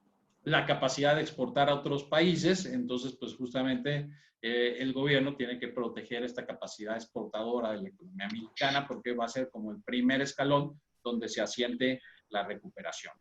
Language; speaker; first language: Spanish; native; Spanish